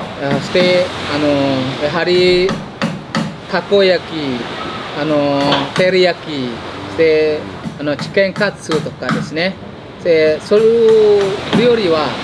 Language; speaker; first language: Japanese; non-native, fluent; Indonesian